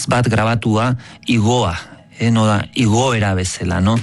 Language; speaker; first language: Basque; native; Basque